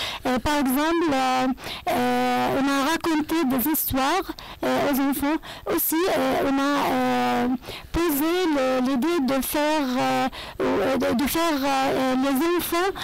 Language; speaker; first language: French; non-native, learner; Arabic